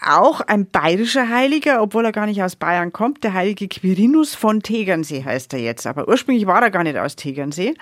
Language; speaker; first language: German; native; German